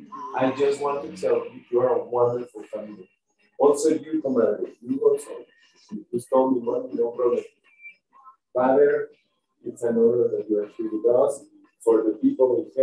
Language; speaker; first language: English; non-native, fluent; Spanish